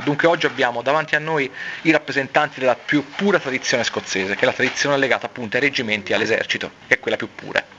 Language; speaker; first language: Italian; native; Italian